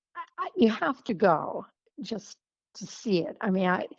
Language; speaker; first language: English; native; English